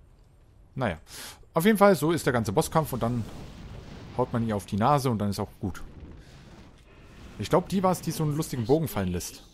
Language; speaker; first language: German; native; German